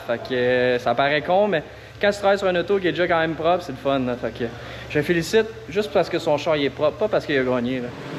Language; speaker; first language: French; native; French